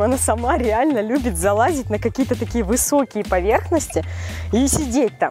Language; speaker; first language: Russian; native; Russian